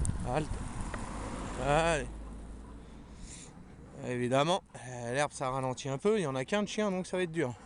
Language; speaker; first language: French; native; French